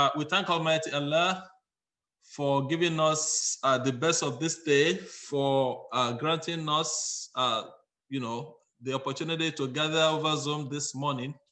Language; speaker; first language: English; non-native, local second language; Yoruba